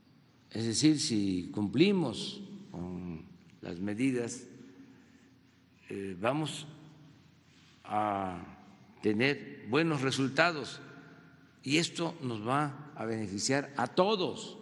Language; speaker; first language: Spanish; native; Spanish